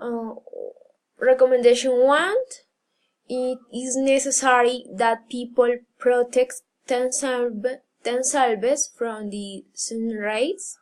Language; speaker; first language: English; non-native, learner; Spanish